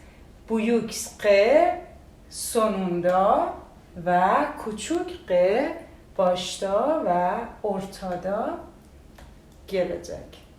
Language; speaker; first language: Turkish; non-native, fluent; Persian